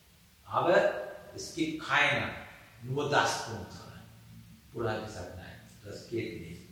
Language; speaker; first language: German; non-native, fluent; Sinhala